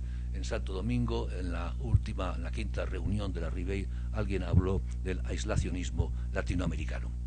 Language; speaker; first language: Spanish; native; Spanish